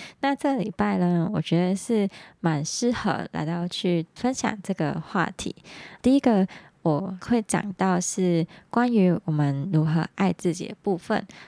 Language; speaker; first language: Chinese; non-native, local second language; Cantonese